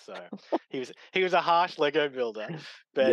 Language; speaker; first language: English; native; English